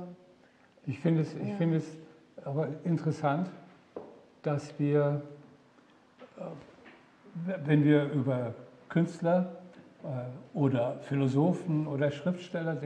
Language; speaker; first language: German; native; German